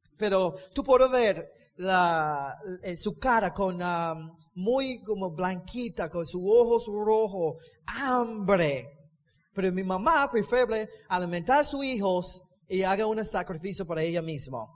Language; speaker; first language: Spanish; non-native, learner; English